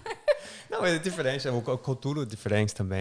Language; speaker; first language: Portuguese; non-native, learner; English